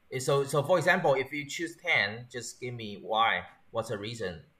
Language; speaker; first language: English; non-native, learner; Chinese